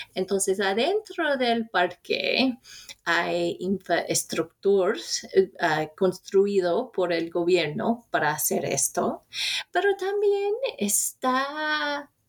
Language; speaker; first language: Spanish; non-native, fluent; English